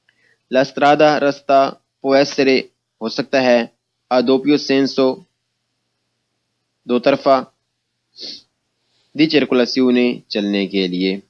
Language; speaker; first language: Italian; non-native, learner; Urdu